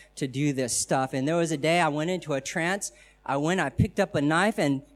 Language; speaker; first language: English; native; English